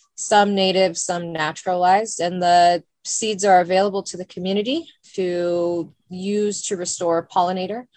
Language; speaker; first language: English; native; English